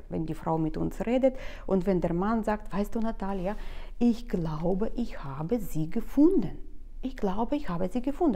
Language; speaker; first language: German; non-native, fluent; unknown